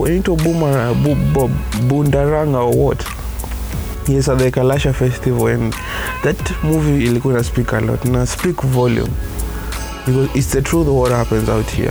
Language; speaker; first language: English; non-native, local second language; Kikuyu